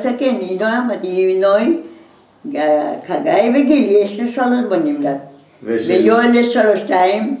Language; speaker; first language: Hebrew; non-native, learner; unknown